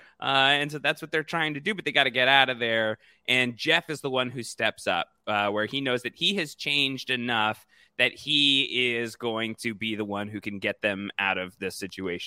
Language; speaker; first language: English; native; English